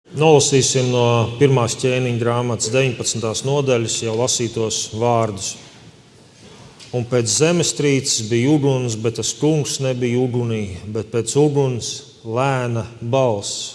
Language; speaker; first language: Latvian; native; Latvian